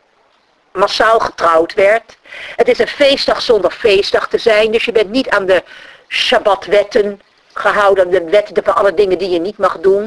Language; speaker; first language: Dutch; native; Dutch